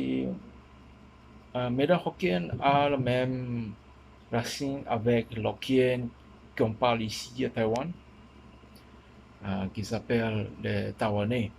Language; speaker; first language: French; non-native, learner; Min Nan Chinese